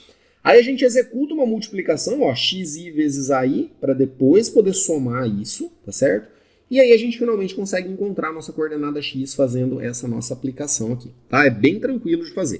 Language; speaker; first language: Portuguese; native; Portuguese